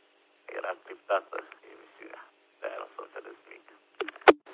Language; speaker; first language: Romanian; native; Romanian